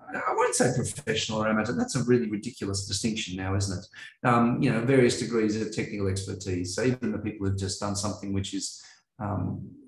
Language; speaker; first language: English; native; English